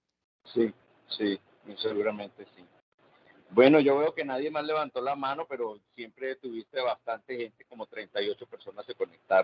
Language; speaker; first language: Spanish; native; Spanish